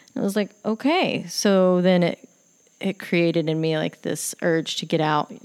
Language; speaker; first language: English; native; English